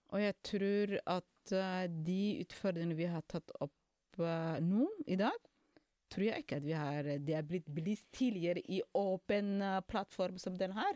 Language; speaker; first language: Norwegian; non-native, fluent; Somali